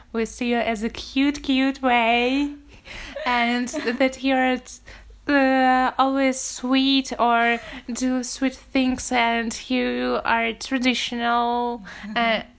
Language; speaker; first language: English; non-native, fluent; Russian